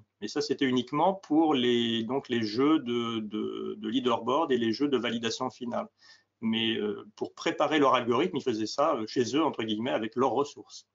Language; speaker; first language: French; native; French